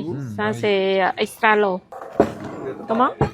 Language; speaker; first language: French; non-native, learner; Khmer